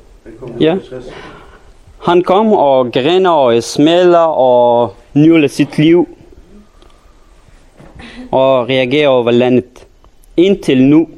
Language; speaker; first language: Danish; non-native, learner; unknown